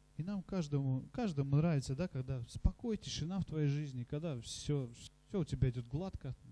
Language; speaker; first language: Russian; non-native, local second language; Latvian